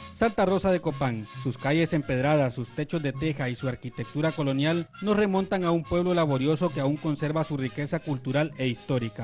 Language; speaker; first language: Spanish; native; Spanish